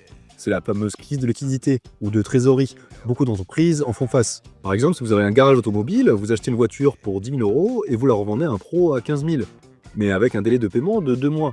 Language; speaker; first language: French; native; French